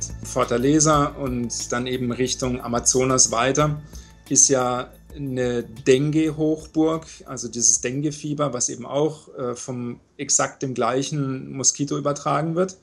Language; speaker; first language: German; native; German